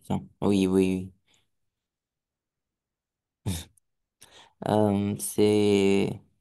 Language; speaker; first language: French; non-native, learner; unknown